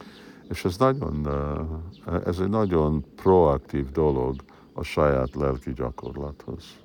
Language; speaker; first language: Hungarian; early bilingual, heritage; Hungarian